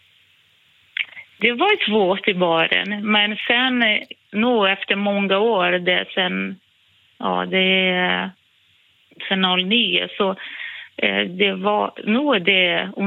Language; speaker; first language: Swedish; non-native, fluent; Portuguese